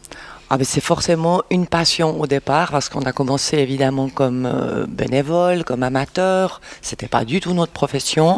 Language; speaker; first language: French; native; French